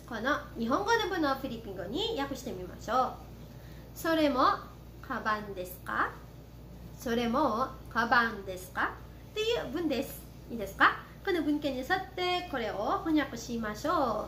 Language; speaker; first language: Japanese; non-native, fluent; Filipino